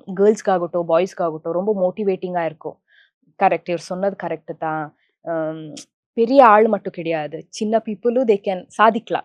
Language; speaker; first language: Tamil; non-native, local second language; Kannada